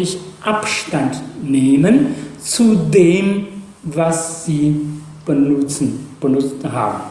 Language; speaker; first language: German; non-native, fluent; Chinese